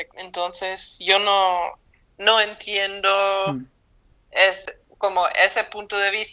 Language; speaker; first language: Spanish; non-native, fluent; English